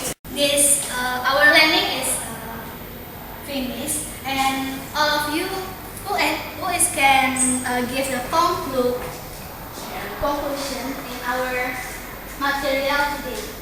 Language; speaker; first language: English; non-native, learner; Indonesian